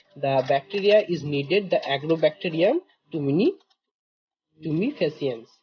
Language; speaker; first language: English; non-native, local second language; Bangla